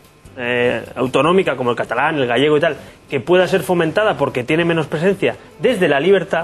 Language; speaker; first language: Spanish; native; Spanish